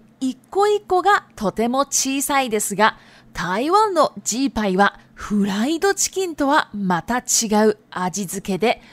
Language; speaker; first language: Japanese; non-native, fluent; Chinese